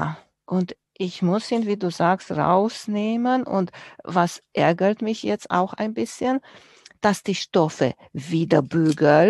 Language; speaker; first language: German; non-native, fluent; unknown